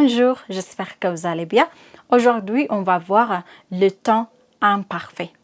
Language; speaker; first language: French; non-native, fluent; Amharic